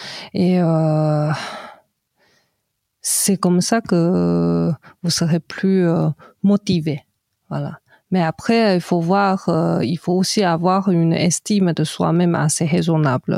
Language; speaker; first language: French; non-native, fluent; Chinese